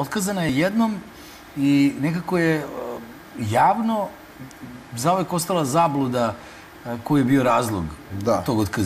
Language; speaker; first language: Serbian; native; Serbian